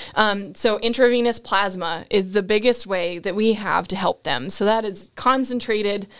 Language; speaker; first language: English; native; English